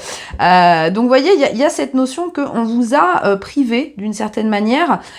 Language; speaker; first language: French; native; French